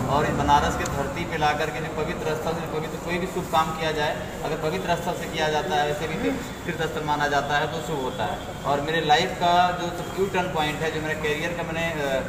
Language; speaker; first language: Hindi; native; Hindi